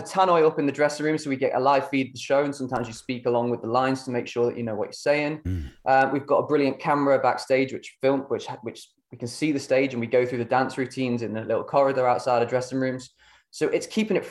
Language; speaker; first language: English; native; English